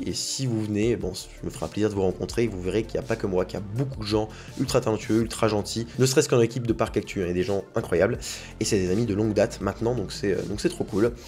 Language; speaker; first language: French; native; French